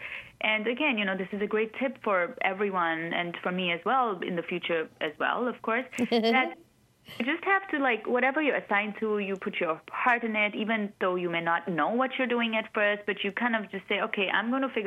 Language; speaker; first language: English; non-native, local second language; Urdu